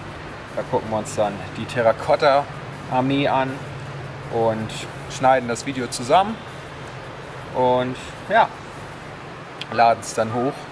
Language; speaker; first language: German; native; German